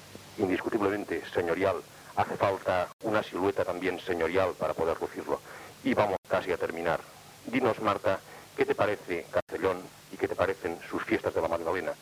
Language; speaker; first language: Spanish; native; Spanish